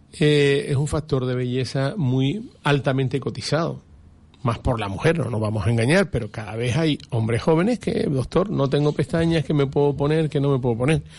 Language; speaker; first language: Spanish; native; Spanish